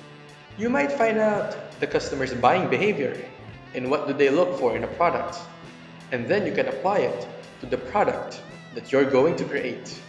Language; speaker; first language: English; non-native, local second language; Filipino